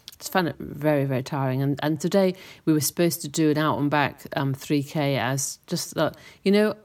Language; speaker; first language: English; native; English